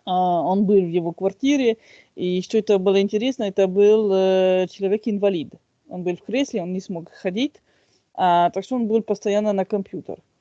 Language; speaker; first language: Russian; non-native, fluent; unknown